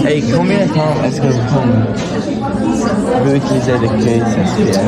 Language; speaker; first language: French; non-native, learner; English